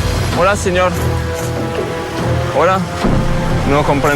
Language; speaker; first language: Spanish; non-native, learner; French